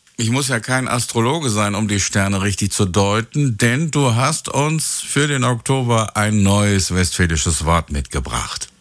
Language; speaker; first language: German; native; German